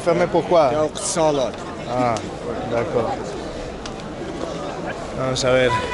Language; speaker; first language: French; non-native, learner; Spanish